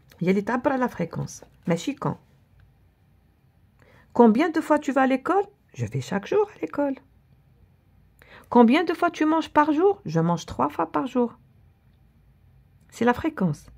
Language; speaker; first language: French; non-native, local second language; Arabic